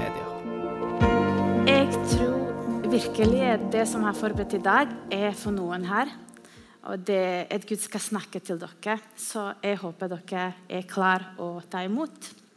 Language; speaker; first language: Norwegian; non-native, fluent; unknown